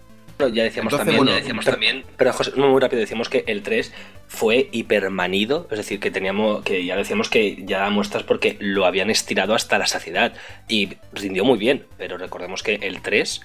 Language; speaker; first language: Spanish; native; Spanish